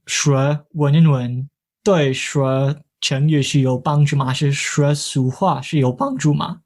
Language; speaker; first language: Chinese; non-native, fluent; English